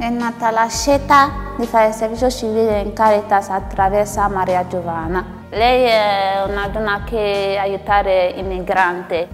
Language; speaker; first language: Italian; non-native, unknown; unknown